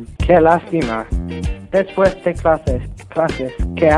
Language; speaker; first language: Spanish; non-native, learner; English